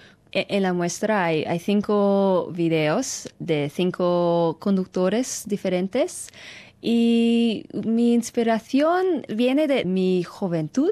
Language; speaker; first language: Spanish; non-native, fluent; English